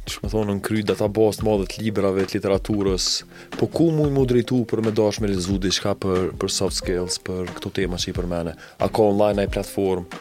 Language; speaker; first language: Albanian; native; Albanian